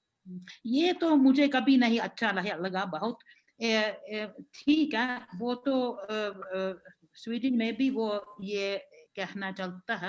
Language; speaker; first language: Hindi; non-native, fluent; Finnish